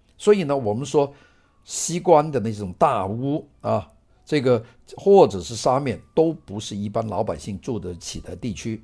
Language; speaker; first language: Chinese; non-native, local second language; Cantonese